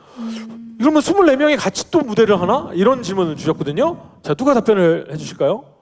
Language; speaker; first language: Korean; native; Korean